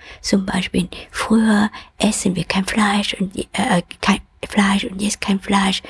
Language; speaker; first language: German; non-native, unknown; Vietnamese